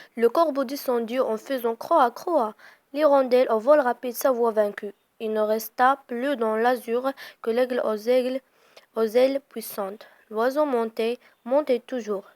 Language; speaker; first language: French; non-native, local second language; Arabic